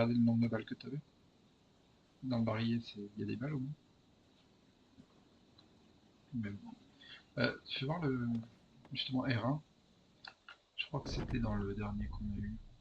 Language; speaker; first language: French; native; French